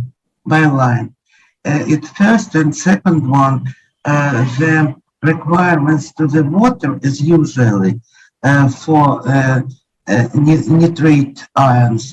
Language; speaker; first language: English; non-native, learner; Ukrainian